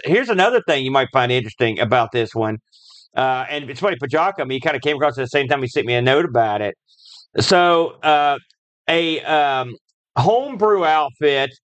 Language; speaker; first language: English; native; English